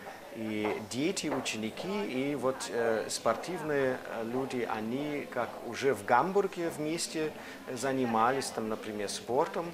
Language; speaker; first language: Russian; non-native, fluent; German